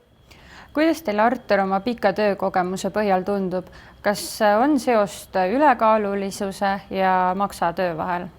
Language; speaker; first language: Estonian; native; Estonian